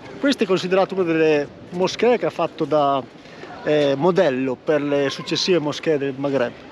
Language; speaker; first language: Italian; native; Italian